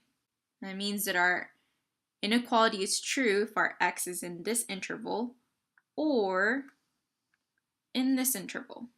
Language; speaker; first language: English; native; English